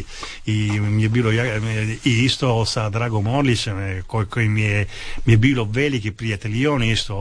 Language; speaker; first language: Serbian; non-native, fluent; Italian